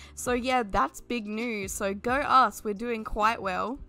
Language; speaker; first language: English; native; English